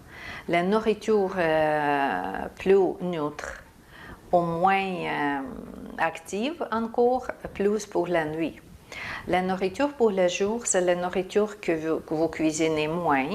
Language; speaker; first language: French; non-native, fluent; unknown